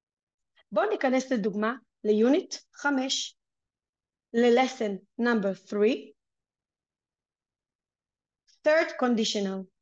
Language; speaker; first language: Hebrew; native; Hebrew